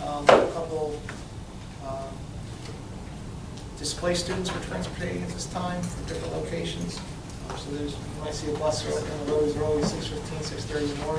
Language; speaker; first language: English; native; English